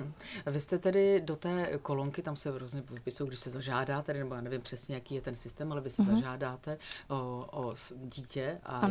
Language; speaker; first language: Czech; native; Czech